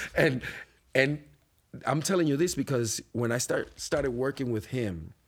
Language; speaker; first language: English; non-native, fluent; Spanish